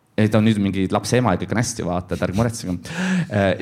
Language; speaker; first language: Estonian; non-native, local second language; Russian